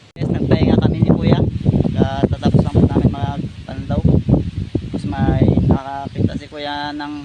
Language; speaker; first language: Filipino; non-native, local second language; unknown